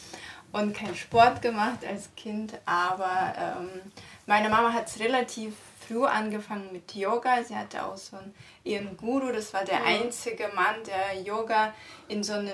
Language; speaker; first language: German; non-native, fluent; Russian